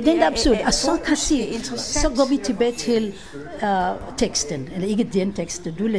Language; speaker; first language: Danish; non-native, fluent; Hebrew